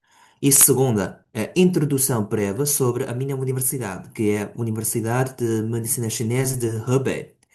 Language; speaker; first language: Portuguese; non-native, fluent; Chinese